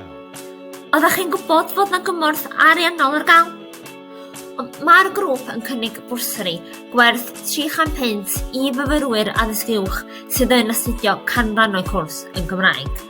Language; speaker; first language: Welsh; native; Welsh